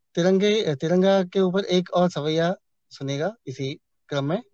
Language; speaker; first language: Hindi; native; Hindi